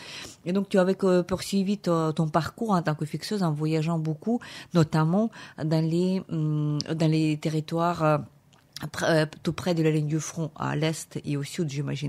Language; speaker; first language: French; non-native, fluent; Ukrainian